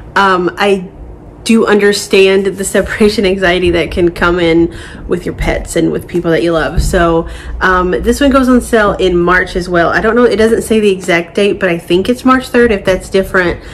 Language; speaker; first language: English; native; English